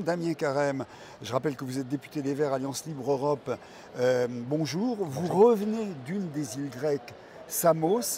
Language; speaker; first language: French; native; French